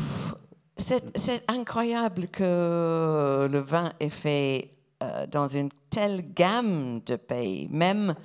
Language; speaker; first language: French; non-native, fluent; English